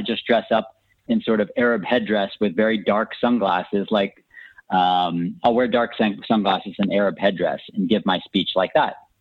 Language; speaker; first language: English; native; English